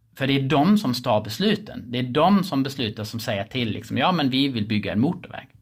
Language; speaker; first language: Swedish; non-native, fluent; German